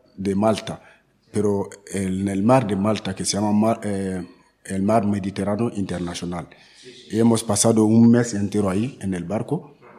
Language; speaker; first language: Spanish; non-native, learner; Bambara